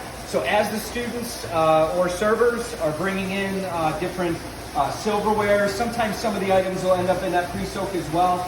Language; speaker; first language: English; native; English